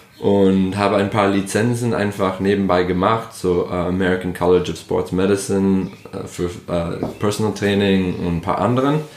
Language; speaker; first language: German; non-native, fluent; English